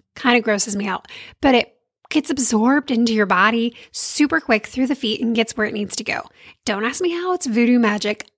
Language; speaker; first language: English; native; English